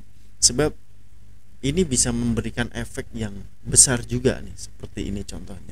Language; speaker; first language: Indonesian; native; Indonesian